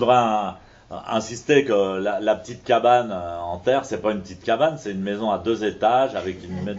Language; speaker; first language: French; native; French